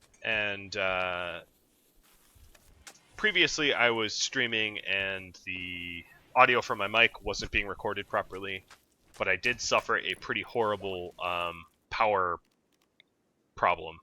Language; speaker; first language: English; native; English